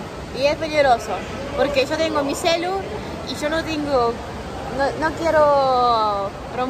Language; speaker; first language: Spanish; non-native, fluent; Ukrainian